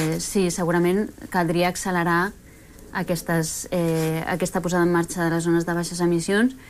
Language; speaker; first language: Catalan; early bilingual, other home language; Spanish